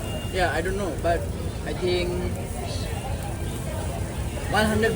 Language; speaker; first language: English; non-native, learner; Bangla